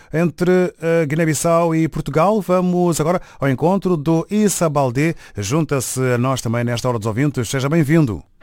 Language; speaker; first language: Portuguese; native; Portuguese